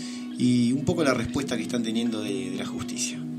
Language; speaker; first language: Spanish; native; Spanish